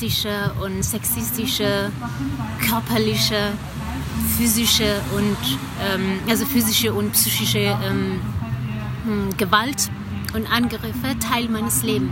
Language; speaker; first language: German; non-native, fluent; Kurdish